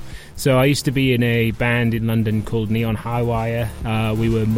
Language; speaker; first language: English; native; English